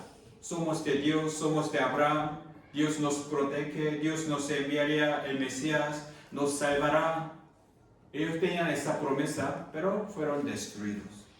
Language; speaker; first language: Spanish; non-native, fluent; Korean